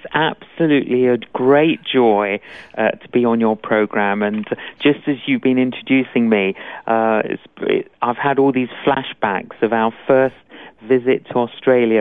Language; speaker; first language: English; native; English